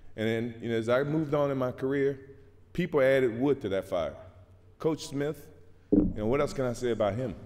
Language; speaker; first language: English; native; English